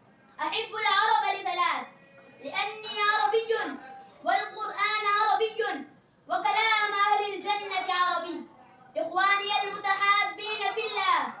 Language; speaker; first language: Arabic; non-native, learner; Urdu